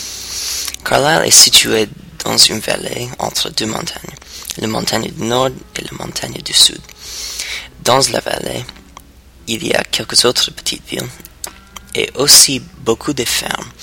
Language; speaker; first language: French; non-native, learner; English